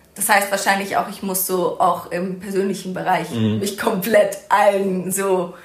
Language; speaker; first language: German; early bilingual, other home language; Persian